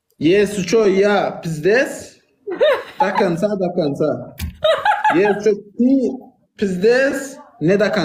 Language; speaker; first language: Russian; non-native, learner; Turkmen